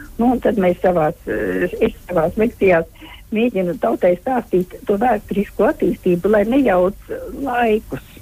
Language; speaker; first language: Latvian; native; Latvian